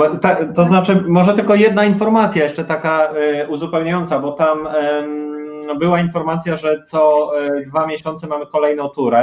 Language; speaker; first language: Polish; native; Polish